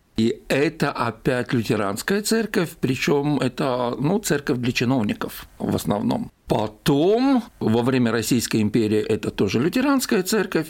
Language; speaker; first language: Russian; native; Russian